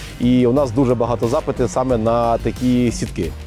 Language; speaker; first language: Ukrainian; native; Ukrainian